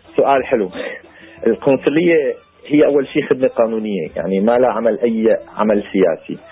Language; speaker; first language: Arabic; native; Arabic